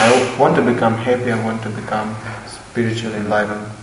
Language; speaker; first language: English; non-native, fluent; Russian